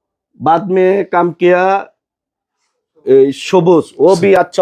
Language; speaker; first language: Hindi; non-native, learner; Bangla